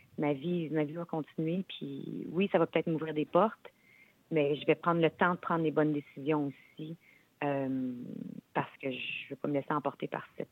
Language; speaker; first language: French; native; French